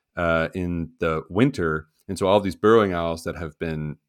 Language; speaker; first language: English; native; English